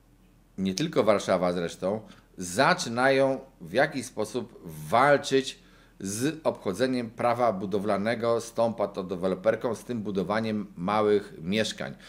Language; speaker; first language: Polish; native; Polish